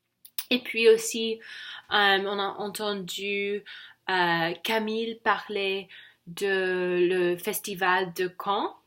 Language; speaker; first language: French; non-native, learner; English